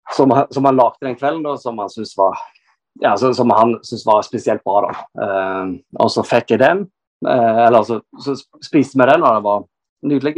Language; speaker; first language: Norwegian; native; Norwegian